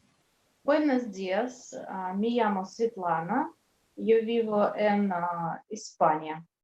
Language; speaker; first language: Spanish; non-native, learner; Russian